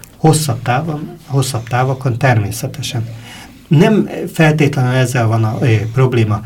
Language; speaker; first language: Hungarian; native; Hungarian